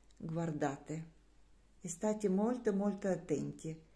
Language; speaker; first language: Italian; non-native, learner; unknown